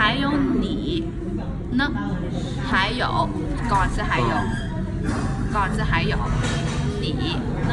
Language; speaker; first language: Chinese; non-native, fluent; Vietnamese